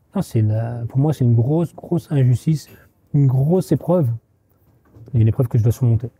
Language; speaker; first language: French; native; French